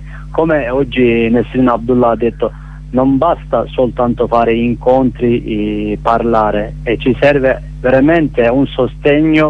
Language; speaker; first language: Italian; non-native, learner; Kurdish